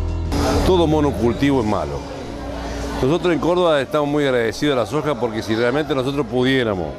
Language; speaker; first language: Spanish; native; Spanish